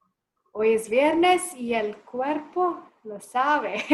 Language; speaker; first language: Spanish; non-native, learner; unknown